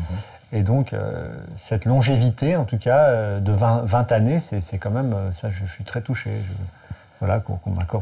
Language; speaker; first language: French; native; French